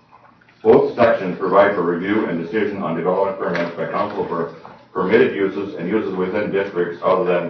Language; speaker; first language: English; native; English